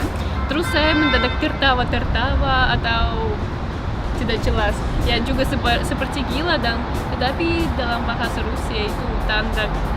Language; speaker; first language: Indonesian; non-native, learner; Russian